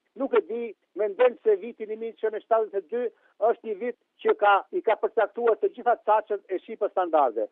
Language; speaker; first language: Albanian; native; Albanian